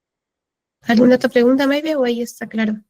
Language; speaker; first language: Spanish; native; Spanish